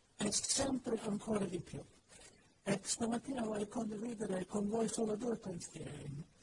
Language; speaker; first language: Italian; non-native, fluent; English